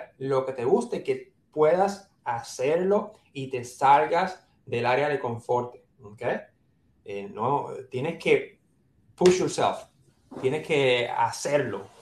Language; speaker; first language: Spanish; native; Spanish